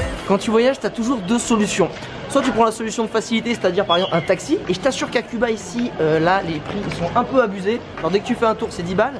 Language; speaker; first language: French; native; French